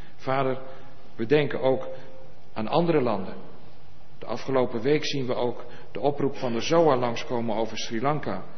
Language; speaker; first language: Dutch; native; Dutch